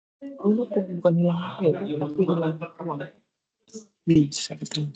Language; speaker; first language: Indonesian; native; Indonesian